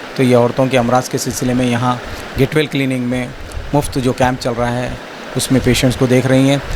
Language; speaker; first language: Urdu; native; Urdu